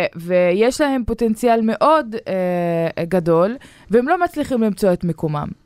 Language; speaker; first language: Hebrew; non-native, local second language; Arabic